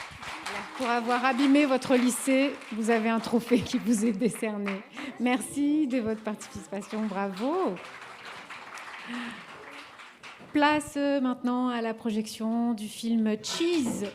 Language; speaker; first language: French; native; French